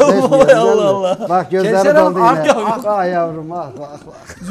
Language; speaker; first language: Turkish; native; Turkish